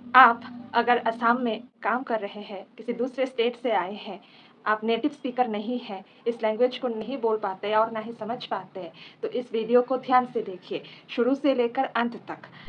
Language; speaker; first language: Hindi; non-native, local second language; Assamese